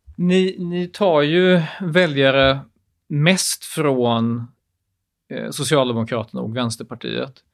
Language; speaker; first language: Swedish; early bilingual, other home language; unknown